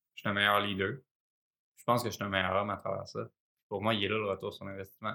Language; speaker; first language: French; native; French